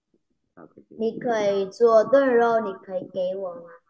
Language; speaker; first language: Chinese; non-native, learner; Vietnamese